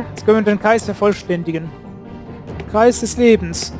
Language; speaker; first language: German; native; German